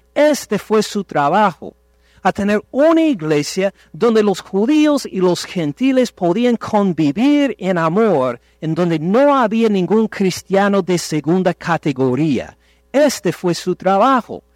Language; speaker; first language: Spanish; non-native, fluent; English